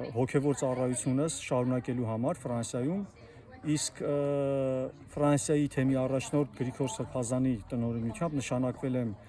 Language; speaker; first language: Armenian; native; Armenian